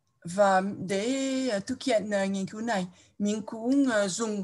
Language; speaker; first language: Vietnamese; non-native, fluent; French